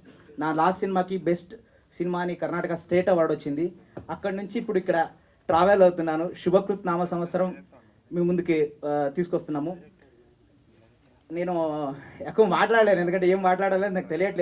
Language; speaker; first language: Telugu; non-native, learner; Kannada